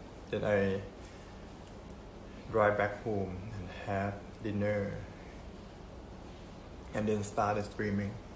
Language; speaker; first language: English; non-native, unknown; Thai